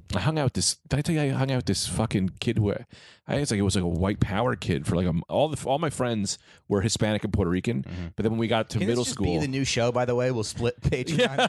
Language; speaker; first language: English; native; English